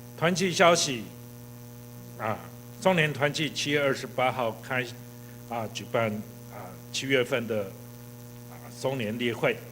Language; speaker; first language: Chinese; native; Chinese